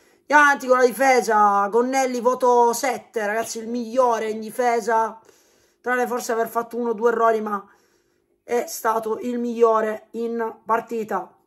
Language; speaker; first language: Italian; native; Italian